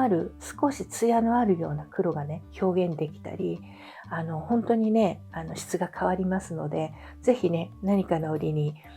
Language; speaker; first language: Japanese; native; Japanese